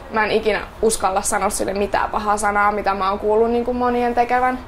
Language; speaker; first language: Finnish; early bilingual, other home language; Estonian